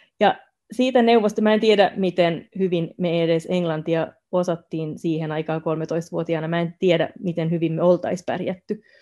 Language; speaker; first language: Finnish; non-native, local second language; Swedish